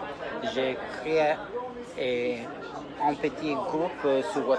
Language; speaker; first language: French; non-native, fluent; Italian